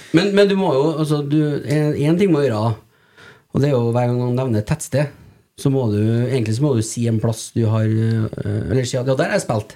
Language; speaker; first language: Norwegian; native; Norwegian